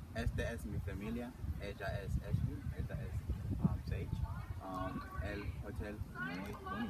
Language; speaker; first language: Spanish; non-native, learner; English